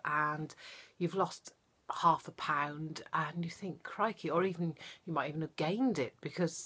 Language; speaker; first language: English; native; English